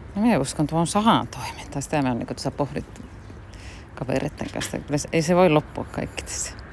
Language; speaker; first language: Finnish; native; Finnish